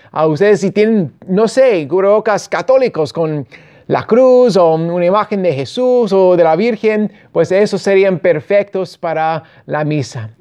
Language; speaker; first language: Spanish; non-native, fluent; English